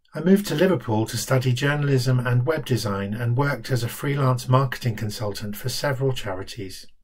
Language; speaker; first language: English; native; English